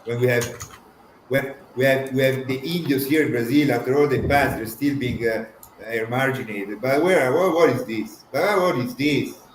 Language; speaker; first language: English; non-native, fluent; Italian